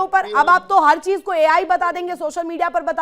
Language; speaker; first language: Hindi; native; Hindi